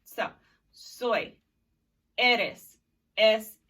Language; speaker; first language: Spanish; non-native, fluent; English